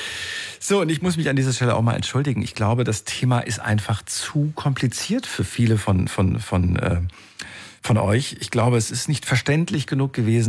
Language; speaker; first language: German; native; German